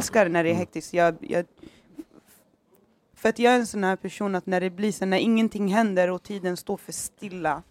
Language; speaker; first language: Swedish; native; Swedish